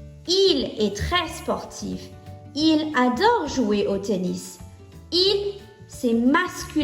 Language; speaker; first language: French; non-native, fluent; English